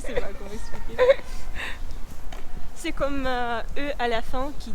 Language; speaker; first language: French; non-native, fluent; Russian